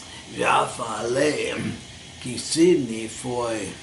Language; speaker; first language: Portuguese; non-native, fluent; English